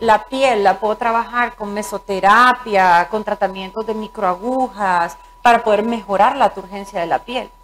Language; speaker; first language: Spanish; native; Spanish